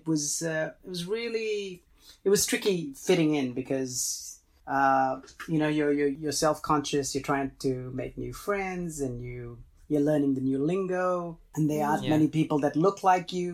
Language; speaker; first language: English; non-native, fluent; Tamil